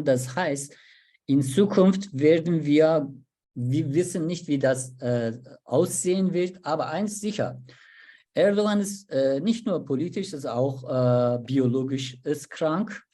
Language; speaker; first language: German; non-native, learner; Turkish